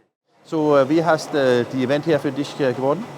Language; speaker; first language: German; non-native, learner; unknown